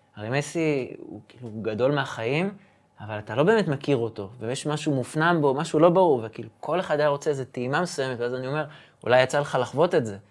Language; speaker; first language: Hebrew; native; Hebrew